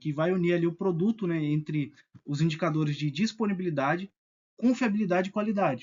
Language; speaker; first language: Portuguese; native; Portuguese